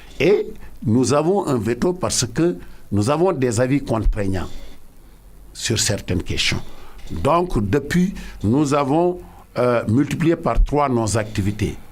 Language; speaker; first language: French; non-native, local second language; Wolof